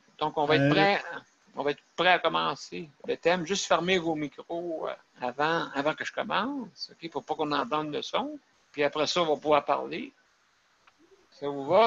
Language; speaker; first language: French; native; French